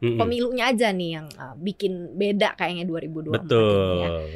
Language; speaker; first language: Indonesian; native; Indonesian